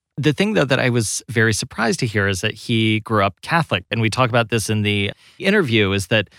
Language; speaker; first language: English; native; English